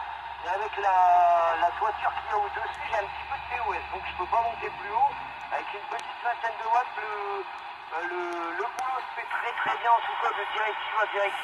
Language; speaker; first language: French; native; French